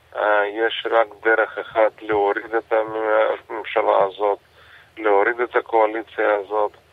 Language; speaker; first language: Hebrew; non-native, fluent; Russian